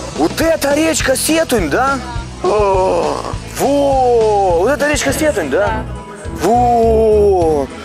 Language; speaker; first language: Russian; native; Russian